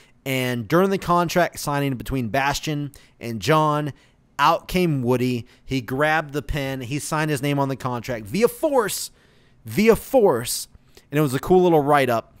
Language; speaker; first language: English; native; English